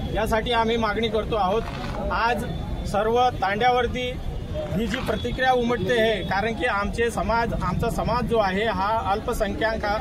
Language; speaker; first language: Marathi; non-native, local second language; Lambadi